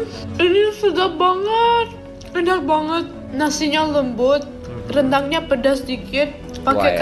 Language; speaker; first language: Indonesian; non-native, fluent; German